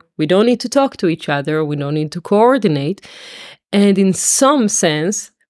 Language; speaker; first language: English; non-native, fluent; Hebrew